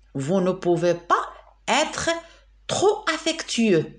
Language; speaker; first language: French; non-native, local second language; Arabic